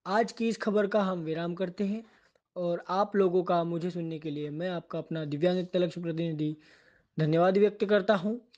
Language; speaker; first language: Hindi; native; Hindi